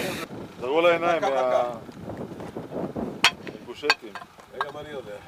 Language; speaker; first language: Hebrew; native; Hebrew